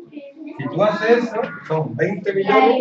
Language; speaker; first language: Spanish; native; Spanish